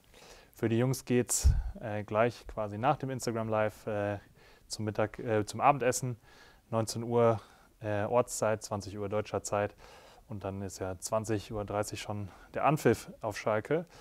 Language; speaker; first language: German; native; German